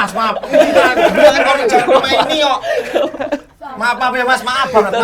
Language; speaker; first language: Indonesian; native; Indonesian